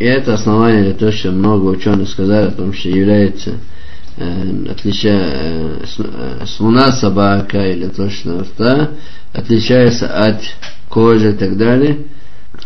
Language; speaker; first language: Russian; non-native, local second language; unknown